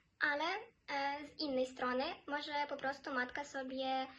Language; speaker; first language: Polish; non-native, fluent; Ukrainian